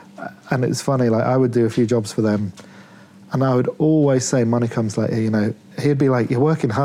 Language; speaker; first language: English; native; English